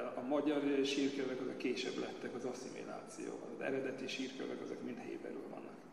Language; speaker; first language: Hungarian; early bilingual, heritage; Hungarian